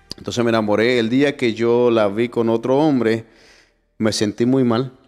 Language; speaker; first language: Spanish; native; Spanish